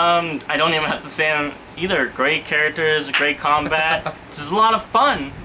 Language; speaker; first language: English; native; English